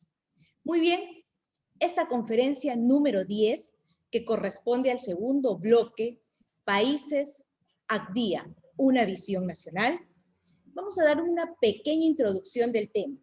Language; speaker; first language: Spanish; native; Spanish